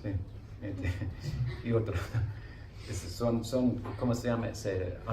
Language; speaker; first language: Spanish; non-native, learner; English